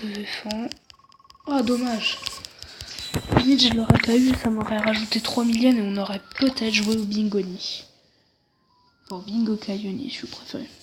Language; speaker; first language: French; native; French